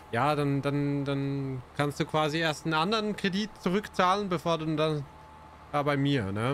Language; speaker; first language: German; native; German